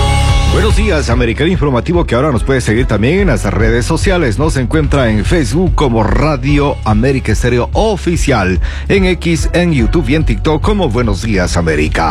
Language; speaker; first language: Spanish; native; Spanish